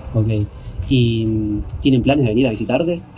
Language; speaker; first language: Spanish; native; Spanish